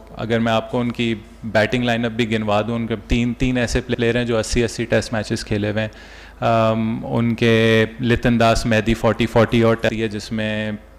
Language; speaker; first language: Urdu; native; Urdu